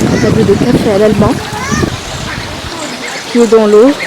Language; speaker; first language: French; non-native, local second language; Arabic